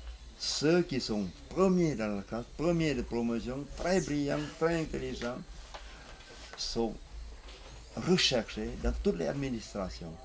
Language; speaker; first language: French; non-native, fluent; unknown